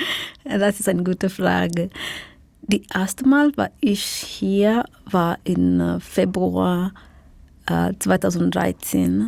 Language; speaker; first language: German; non-native, learner; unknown